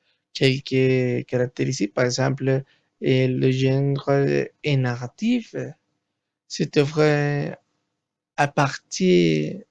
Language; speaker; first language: French; non-native, learner; Spanish